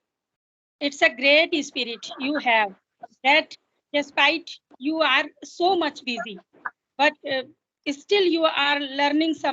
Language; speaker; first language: English; non-native, local second language; Hindi